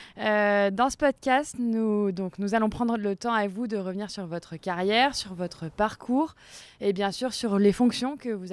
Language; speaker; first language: French; native; French